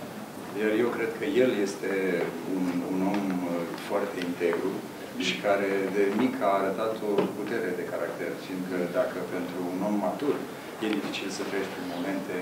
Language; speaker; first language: Romanian; early bilingual, heritage; Romanian